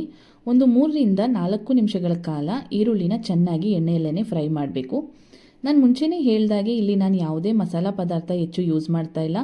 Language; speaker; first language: Kannada; native; Kannada